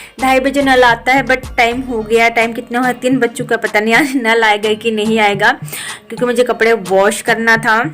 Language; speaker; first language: Hindi; native; Hindi